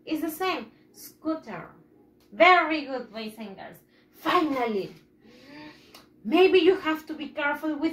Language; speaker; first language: English; non-native, fluent; Spanish